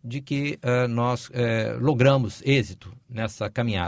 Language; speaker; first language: Portuguese; native; Portuguese